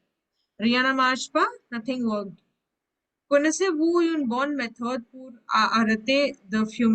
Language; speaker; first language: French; non-native, learner; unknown